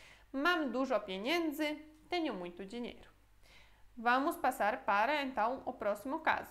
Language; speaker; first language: Portuguese; non-native, fluent; Polish